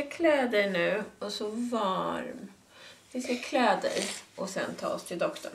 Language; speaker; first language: Swedish; native; Swedish